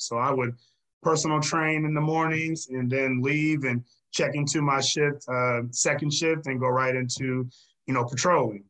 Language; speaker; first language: English; native; English